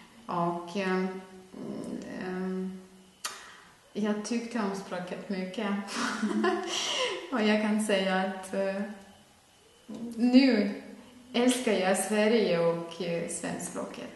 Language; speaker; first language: Swedish; non-native, fluent; Ukrainian